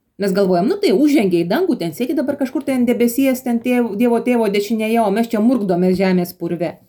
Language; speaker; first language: Lithuanian; native; Lithuanian